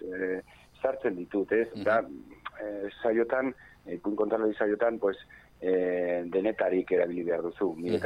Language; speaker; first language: Basque; non-native, local second language; Spanish